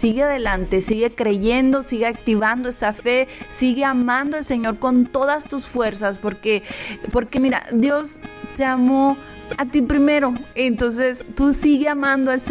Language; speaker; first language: Spanish; native; Spanish